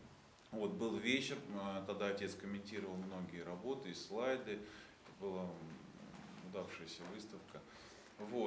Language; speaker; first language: Russian; native; Russian